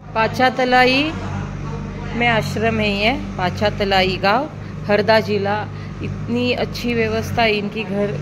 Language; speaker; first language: Hindi; non-native, local second language; Marathi